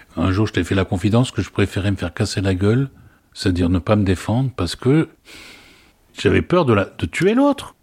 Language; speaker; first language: French; native; French